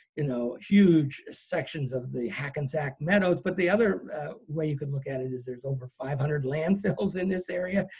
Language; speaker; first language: English; native; English